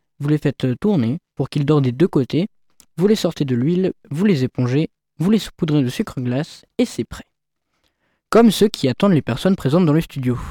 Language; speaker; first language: French; native; French